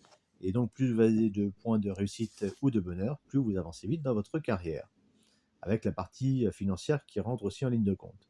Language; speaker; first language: French; native; French